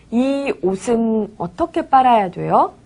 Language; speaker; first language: Korean; native; Korean